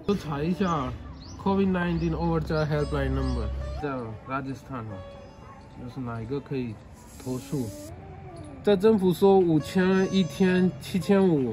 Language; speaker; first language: Chinese; non-native, fluent; Hindi